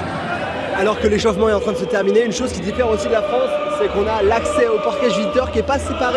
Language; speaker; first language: French; native; French